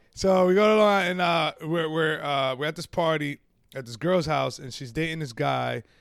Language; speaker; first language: English; native; English